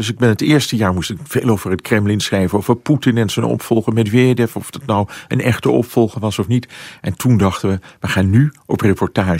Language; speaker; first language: Dutch; native; Dutch